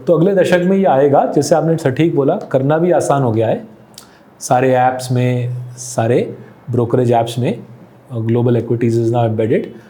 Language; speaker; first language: Hindi; non-native, local second language; Bangla